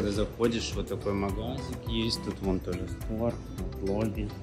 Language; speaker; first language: Russian; native; Russian